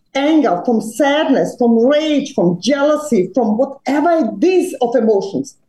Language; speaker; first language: English; non-native, fluent; Serbian